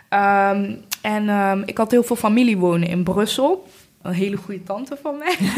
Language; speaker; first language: Dutch; early bilingual, other home language; Kinyarwanda